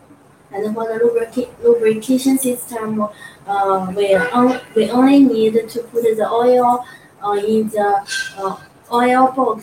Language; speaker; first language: English; non-native, learner; Chinese